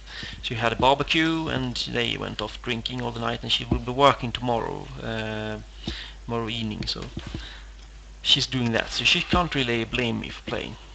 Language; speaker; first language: English; non-native, fluent; Swedish